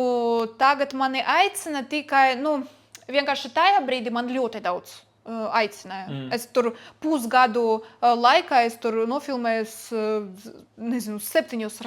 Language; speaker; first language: Latvian; non-native, local second language; Russian